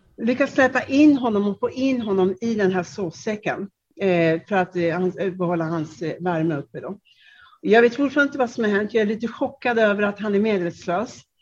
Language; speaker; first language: Swedish; non-native, fluent; Czech